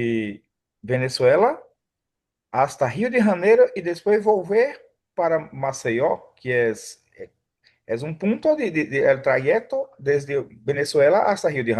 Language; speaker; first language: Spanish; non-native, fluent; Portuguese